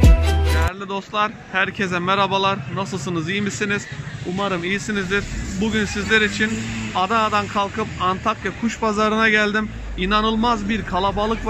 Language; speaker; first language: Turkish; native; Turkish